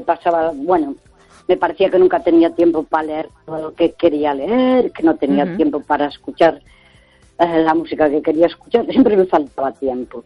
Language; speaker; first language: Spanish; native; Spanish